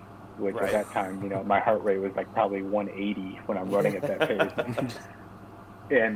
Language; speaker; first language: English; native; English